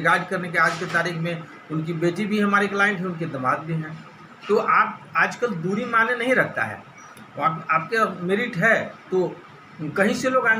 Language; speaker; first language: Hindi; native; Hindi